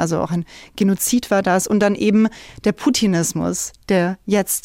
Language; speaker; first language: German; native; German